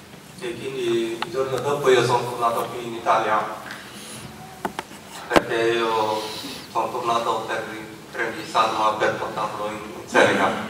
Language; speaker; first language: Italian; non-native, learner; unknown